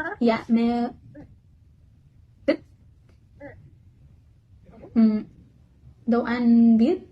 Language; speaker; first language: Vietnamese; non-native, learner; English